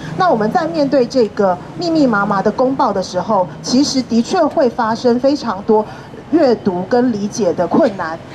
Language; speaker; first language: Chinese; native; Chinese